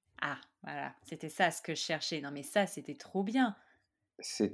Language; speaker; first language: French; native; French